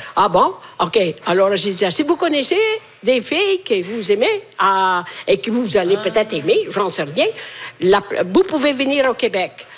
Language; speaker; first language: French; non-native, fluent; Italian